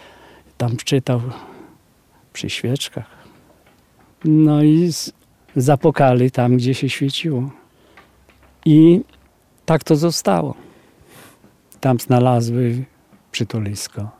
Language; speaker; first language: Polish; native; Polish